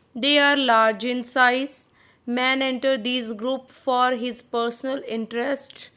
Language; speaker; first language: English; non-native, local second language; Punjabi